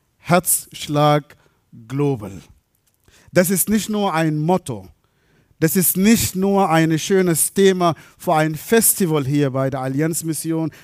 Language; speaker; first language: German; non-native, fluent; Arabic